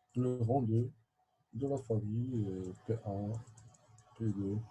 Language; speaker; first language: French; non-native, local second language; Arabic